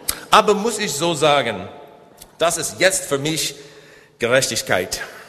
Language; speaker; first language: German; non-native, learner; English